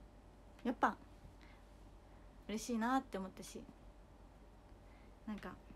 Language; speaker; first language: Japanese; native; Japanese